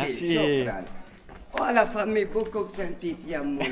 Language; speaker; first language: French; non-native, learner; Arabic